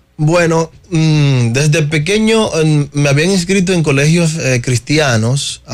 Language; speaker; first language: Spanish; native; Spanish